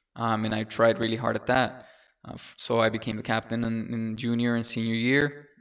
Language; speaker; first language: English; early bilingual, other home language; Spanish